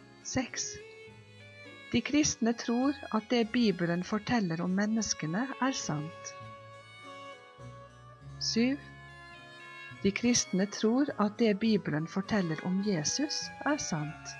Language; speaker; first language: Norwegian; non-native, fluent; Polish